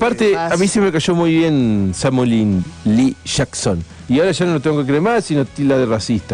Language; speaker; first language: Spanish; native; Spanish